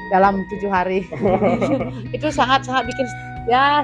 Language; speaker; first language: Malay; non-native, local second language; Balinese